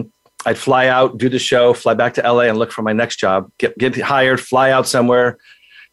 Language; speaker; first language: English; native; English